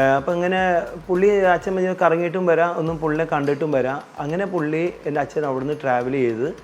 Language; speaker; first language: Malayalam; non-native, local second language; Punjabi